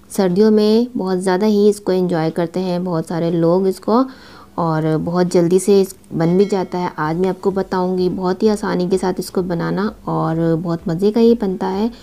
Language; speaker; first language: Urdu; native; Urdu